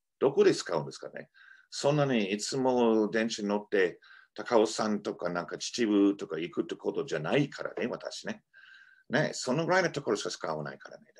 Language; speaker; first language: Japanese; non-native, fluent; English